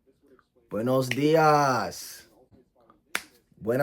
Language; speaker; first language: Spanish; non-native, learner; English